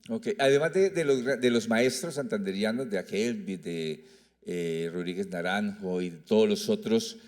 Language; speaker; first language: Spanish; native; Spanish